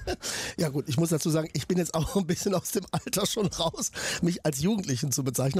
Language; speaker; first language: German; native; German